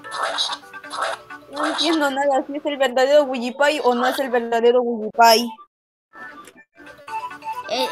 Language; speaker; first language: Spanish; native; Spanish